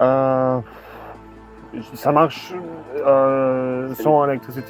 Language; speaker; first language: French; non-native, learner; German